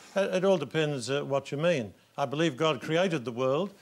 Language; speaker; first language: English; native; English